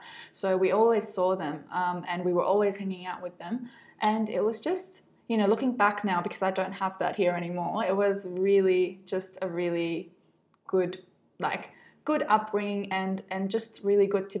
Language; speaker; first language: English; non-native, fluent; Arabic